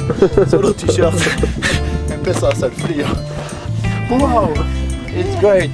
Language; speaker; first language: Spanish; non-native, learner; French